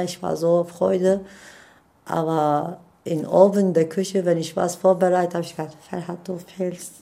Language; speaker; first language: German; non-native, learner; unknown